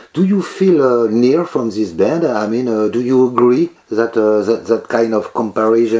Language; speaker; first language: English; non-native, learner; French